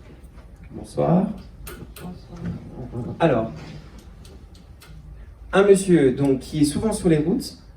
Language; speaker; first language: French; native; French